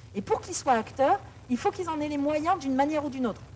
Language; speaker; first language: French; native; French